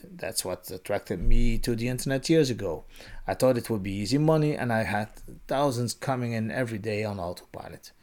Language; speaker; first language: English; non-native, fluent; Dutch